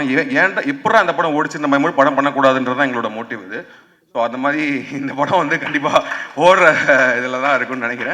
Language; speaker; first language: Tamil; native; Tamil